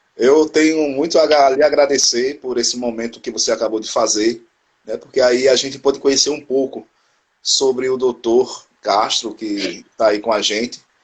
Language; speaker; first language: Portuguese; native; Portuguese